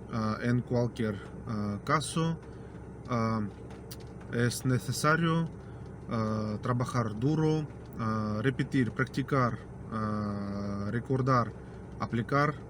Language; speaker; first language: Spanish; non-native, fluent; Russian